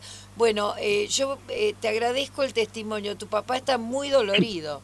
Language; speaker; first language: Spanish; native; Spanish